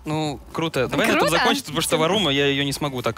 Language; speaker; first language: Russian; native; Russian